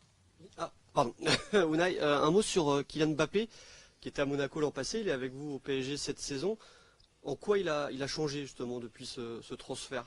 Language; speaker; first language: French; native; French